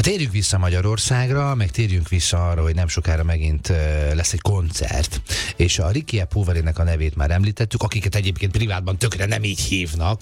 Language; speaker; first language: Hungarian; native; Hungarian